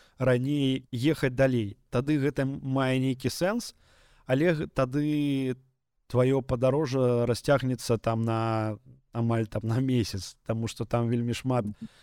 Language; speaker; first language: Belarusian; native; Belarusian